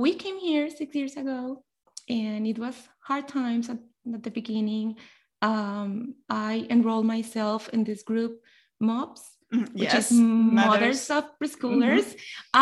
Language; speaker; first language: English; non-native, fluent; Spanish